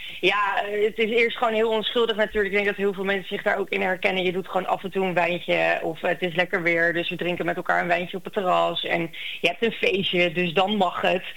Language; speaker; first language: Dutch; native; Dutch